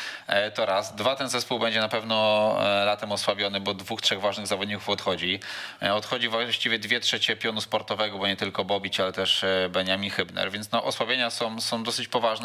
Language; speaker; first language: Polish; native; Polish